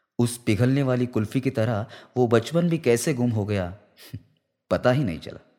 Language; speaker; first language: Hindi; non-native, local second language; Marathi